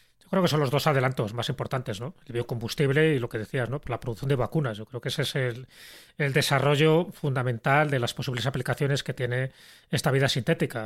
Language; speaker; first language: Spanish; native; Spanish